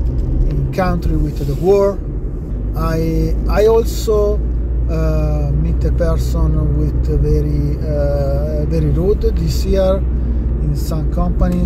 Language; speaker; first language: English; non-native, learner; Italian